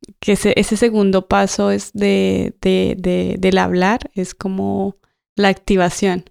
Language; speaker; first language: Spanish; native; Spanish